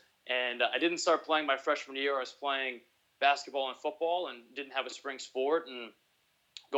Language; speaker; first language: English; native; English